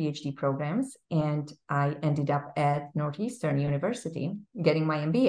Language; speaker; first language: English; non-native, fluent; Czech